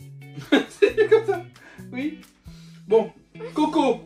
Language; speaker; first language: French; native; French